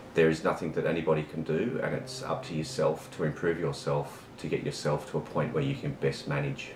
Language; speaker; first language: English; native; English